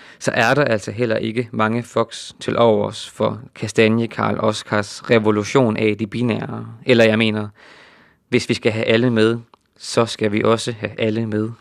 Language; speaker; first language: Danish; native; Danish